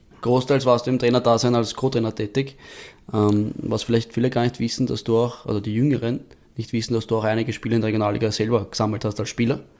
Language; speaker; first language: German; native; German